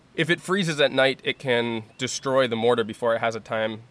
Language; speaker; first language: English; native; English